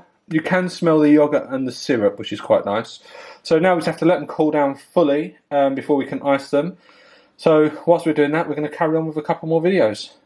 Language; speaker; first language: English; native; English